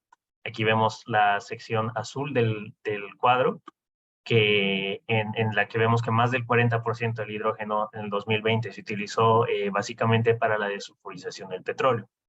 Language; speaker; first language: Spanish; native; Spanish